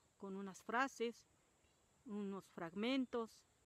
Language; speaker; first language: Spanish; non-native, local second language; Tzotzil